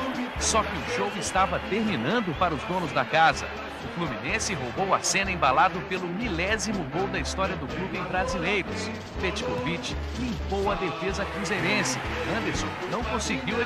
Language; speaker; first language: Portuguese; native; Portuguese